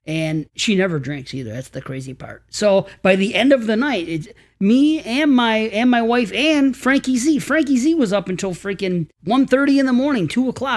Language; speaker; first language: English; native; English